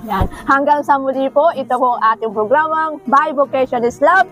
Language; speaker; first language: Filipino; native; Filipino